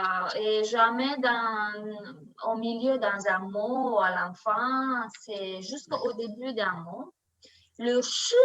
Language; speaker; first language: French; non-native, learner; Romanian